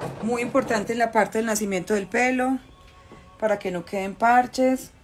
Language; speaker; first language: Spanish; native; Spanish